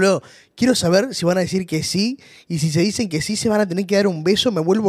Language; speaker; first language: Spanish; native; Spanish